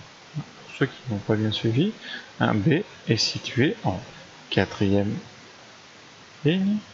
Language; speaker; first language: French; native; French